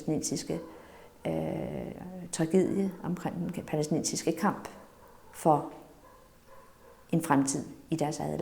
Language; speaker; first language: Danish; native; Danish